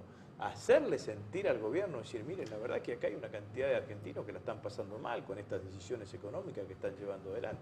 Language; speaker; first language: Spanish; native; Spanish